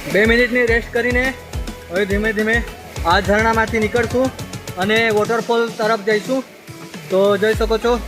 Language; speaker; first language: Gujarati; non-native, local second language; Bhili